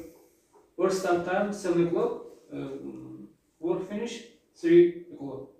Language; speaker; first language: English; non-native, learner; Turkmen